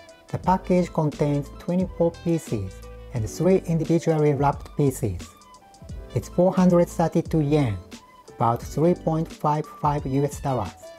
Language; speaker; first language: English; non-native, fluent; Japanese